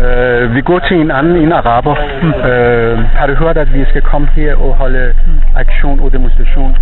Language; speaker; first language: Danish; non-native, fluent; Persian